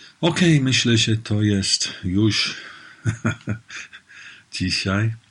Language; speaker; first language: Polish; non-native, learner; English